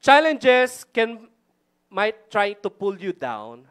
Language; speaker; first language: English; non-native, local second language; Filipino